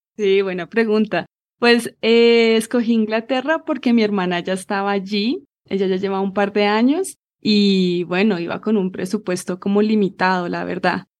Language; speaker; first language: Spanish; native; Spanish